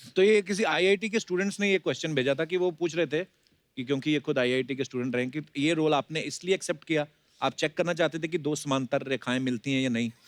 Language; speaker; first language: Hindi; native; Hindi